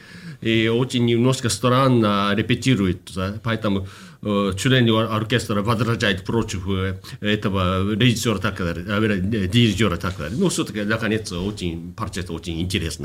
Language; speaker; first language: Russian; non-native, fluent; Japanese